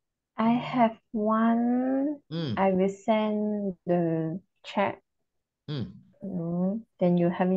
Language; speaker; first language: English; non-native, learner; Malay